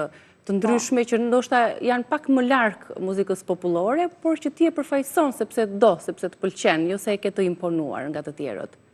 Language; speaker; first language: Albanian; native; Albanian